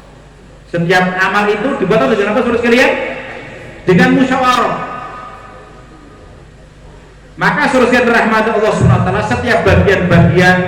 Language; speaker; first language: Indonesian; non-native, local second language; Javanese